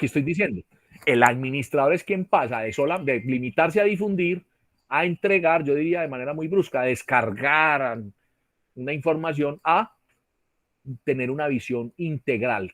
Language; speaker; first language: Spanish; native; Spanish